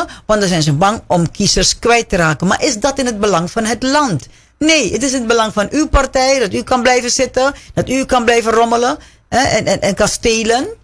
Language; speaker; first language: Dutch; native; Dutch